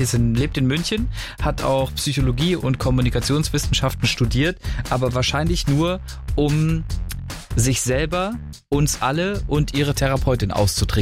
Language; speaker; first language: German; native; German